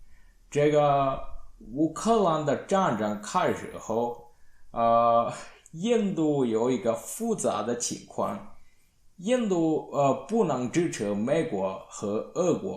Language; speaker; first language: Chinese; non-native, learner; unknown